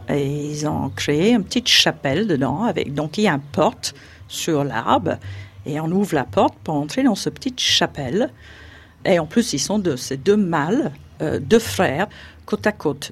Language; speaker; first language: French; non-native, fluent; English